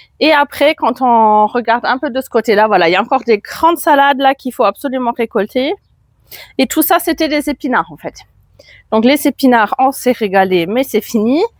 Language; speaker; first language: French; non-native, fluent; German